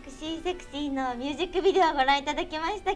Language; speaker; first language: Japanese; native; Japanese